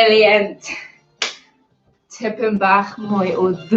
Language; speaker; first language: Welsh; non-native, local second language; English